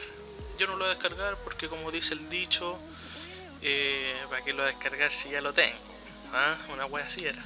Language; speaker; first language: Spanish; native; Spanish